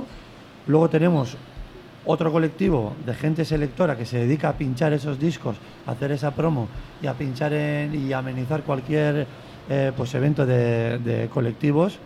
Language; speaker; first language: Spanish; native; Spanish